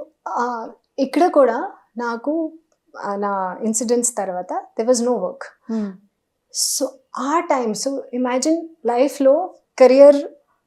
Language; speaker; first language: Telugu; non-native, local second language; Hindi